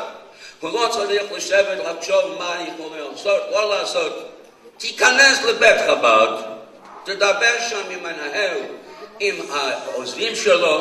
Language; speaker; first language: Hebrew; non-native, fluent; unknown